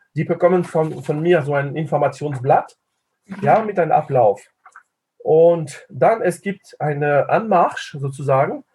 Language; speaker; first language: German; non-native, fluent; French